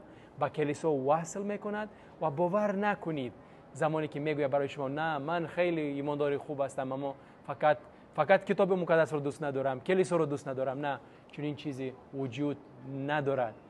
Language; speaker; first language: Persian; non-native, fluent; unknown